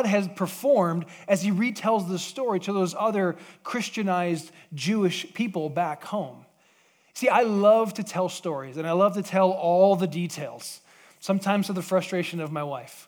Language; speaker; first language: English; native; English